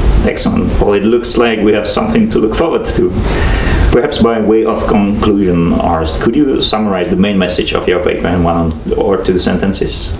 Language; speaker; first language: English; non-native, fluent; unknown